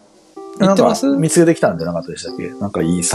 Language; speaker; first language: Japanese; native; Japanese